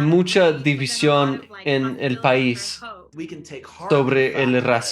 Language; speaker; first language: Spanish; non-native, fluent; English